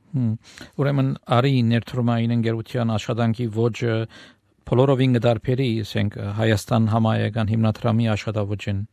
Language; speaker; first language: Armenian; native; Armenian